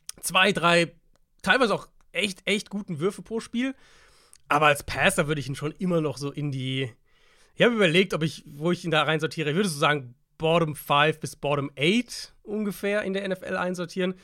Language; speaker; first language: German; native; German